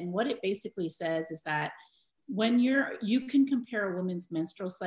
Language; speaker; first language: English; native; English